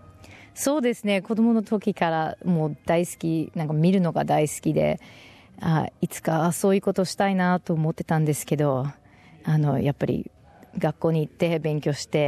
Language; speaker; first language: Japanese; non-native, fluent; English